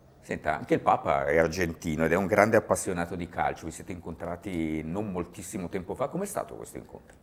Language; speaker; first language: Italian; native; Italian